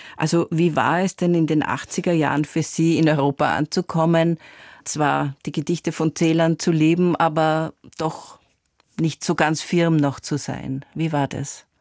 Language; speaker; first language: German; native; German